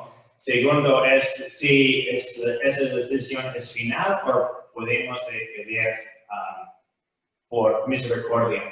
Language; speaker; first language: Spanish; non-native, fluent; English